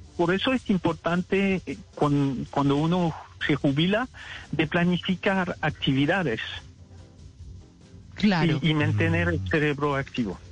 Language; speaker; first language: Spanish; non-native, fluent; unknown